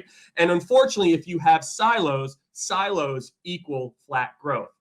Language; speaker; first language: English; native; English